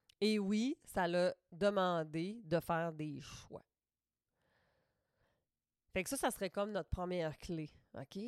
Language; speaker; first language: French; native; French